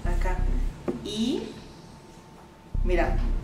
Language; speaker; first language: Spanish; native; Spanish